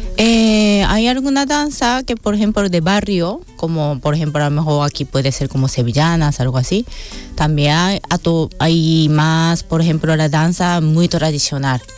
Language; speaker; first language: Spanish; non-native, fluent; Japanese